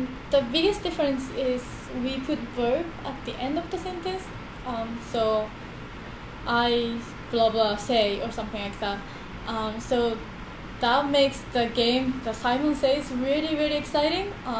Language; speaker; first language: English; non-native, fluent; Japanese